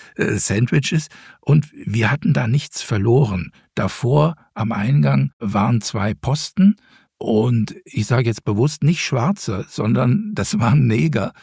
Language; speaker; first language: German; native; German